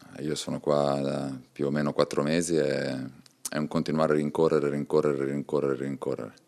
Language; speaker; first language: Italian; native; Italian